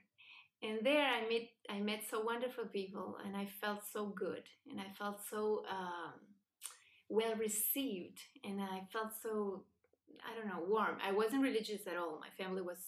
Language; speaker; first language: English; non-native, fluent; Spanish